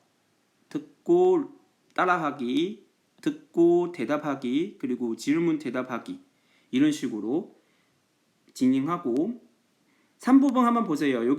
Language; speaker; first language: Korean; non-native, fluent; Chinese